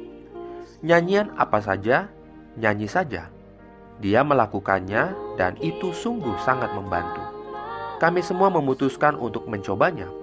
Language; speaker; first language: Indonesian; native; Indonesian